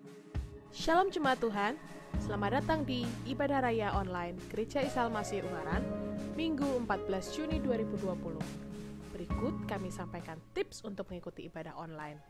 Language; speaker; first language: Indonesian; native; Indonesian